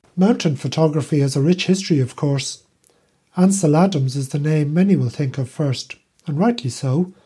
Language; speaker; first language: English; native; English